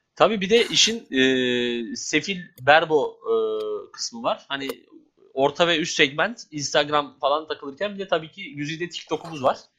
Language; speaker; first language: Turkish; native; Turkish